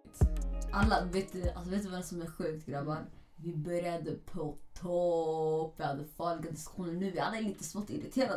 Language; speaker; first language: Swedish; early bilingual, other home language; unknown